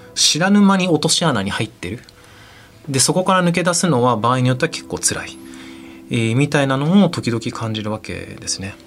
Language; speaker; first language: Japanese; native; Japanese